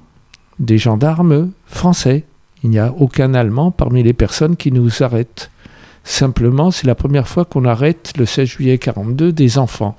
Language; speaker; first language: French; native; French